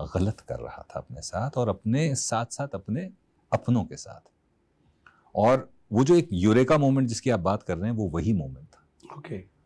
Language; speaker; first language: Hindi; native; Hindi